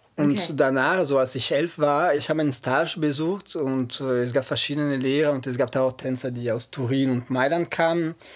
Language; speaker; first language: German; non-native, fluent; Italian